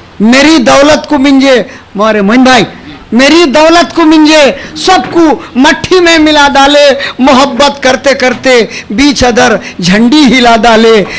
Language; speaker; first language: Urdu; native; Urdu